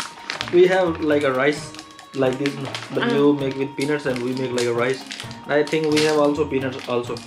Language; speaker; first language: English; non-native, learner; Urdu